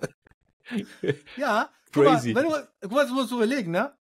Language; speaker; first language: German; early bilingual, other home language; Arabic